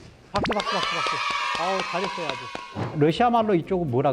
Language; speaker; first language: Korean; native; Korean